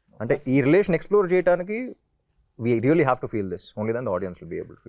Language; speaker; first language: Telugu; native; Telugu